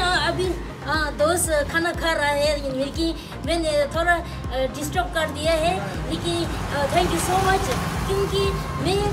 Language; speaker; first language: Hindi; non-native, local second language; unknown